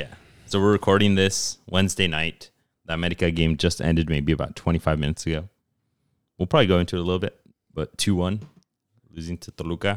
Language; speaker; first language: English; early bilingual, other home language; Spanish